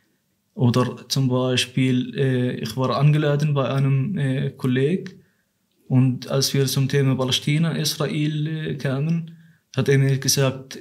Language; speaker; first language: German; non-native, fluent; Arabic